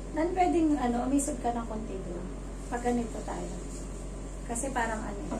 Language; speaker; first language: Filipino; native; Filipino